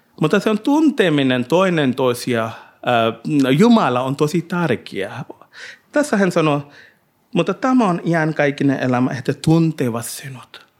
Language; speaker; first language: Finnish; non-native, learner; Hindi